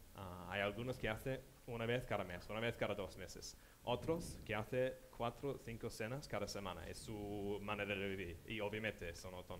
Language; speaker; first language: Spanish; non-native, fluent; English